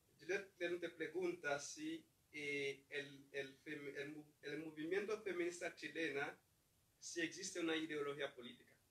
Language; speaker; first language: Spanish; non-native, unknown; Haitian Creole